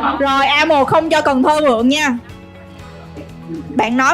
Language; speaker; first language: Vietnamese; native; Vietnamese